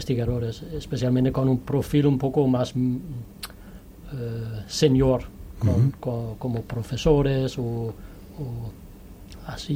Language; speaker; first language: Spanish; non-native, fluent; Danish